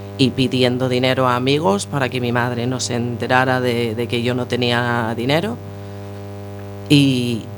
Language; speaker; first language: Spanish; non-native, fluent; English